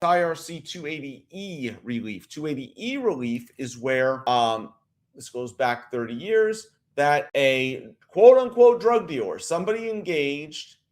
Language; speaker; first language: English; native; English